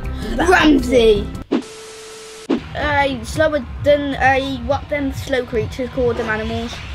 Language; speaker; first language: English; native; English